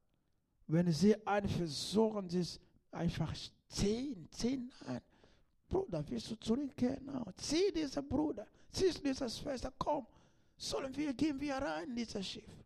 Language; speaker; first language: German; non-native, learner; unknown